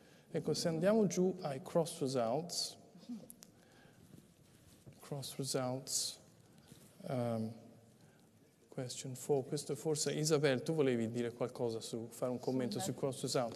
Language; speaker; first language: Italian; native; Italian